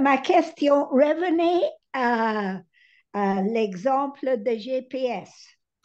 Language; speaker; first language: French; non-native, fluent; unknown